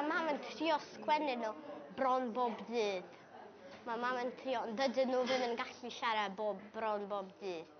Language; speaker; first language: Welsh; early bilingual, other home language; Ukrainian